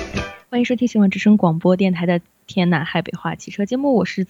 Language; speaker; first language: Chinese; native; Chinese